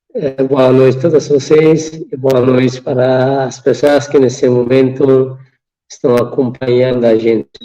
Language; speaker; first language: Portuguese; non-native, fluent; Persian